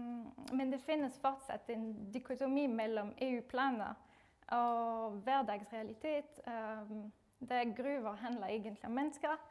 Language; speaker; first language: Norwegian; non-native, fluent; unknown